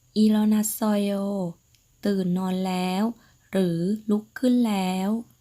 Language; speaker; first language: Thai; native; Thai